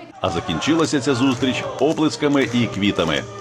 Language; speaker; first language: Ukrainian; native; Ukrainian